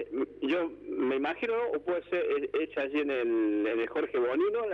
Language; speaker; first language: Spanish; native; Spanish